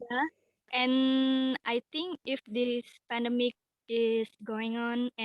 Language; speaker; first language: English; non-native, learner; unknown